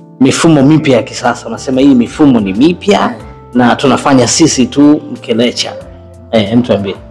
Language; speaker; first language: Swahili; native; Swahili